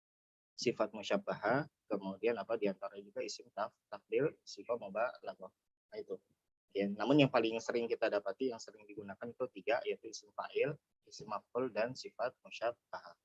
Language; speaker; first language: Indonesian; native; Indonesian